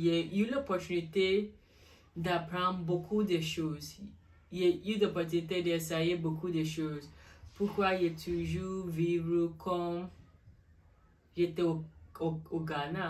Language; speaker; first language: French; non-native, learner; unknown